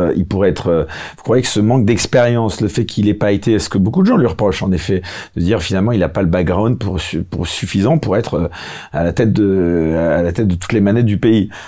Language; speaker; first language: French; native; French